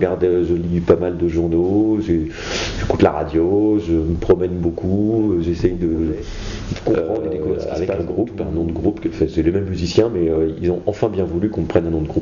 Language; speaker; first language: French; native; French